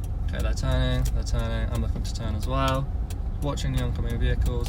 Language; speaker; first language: English; native; English